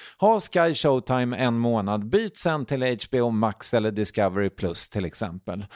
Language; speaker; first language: Swedish; native; Swedish